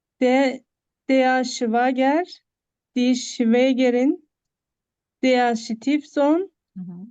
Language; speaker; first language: German; non-native, learner; Turkish